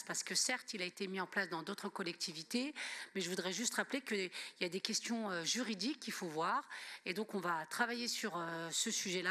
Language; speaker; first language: French; native; French